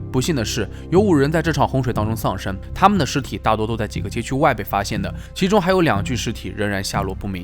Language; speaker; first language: Chinese; native; Chinese